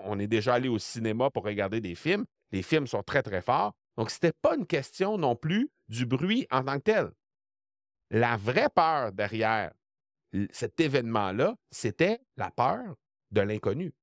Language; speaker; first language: French; native; French